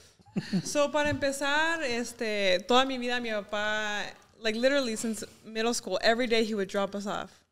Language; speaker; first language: English; early bilingual, other home language; Spanish